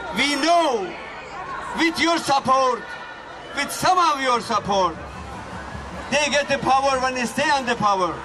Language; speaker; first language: English; non-native, learner; Persian